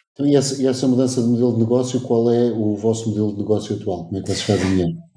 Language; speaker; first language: Portuguese; native; Portuguese